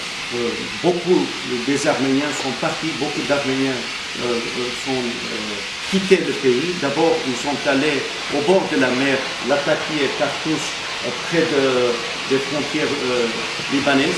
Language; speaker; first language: French; non-native, fluent; Armenian